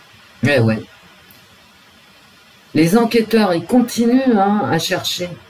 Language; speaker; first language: French; native; French